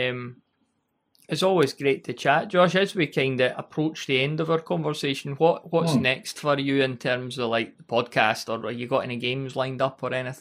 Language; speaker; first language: English; native; English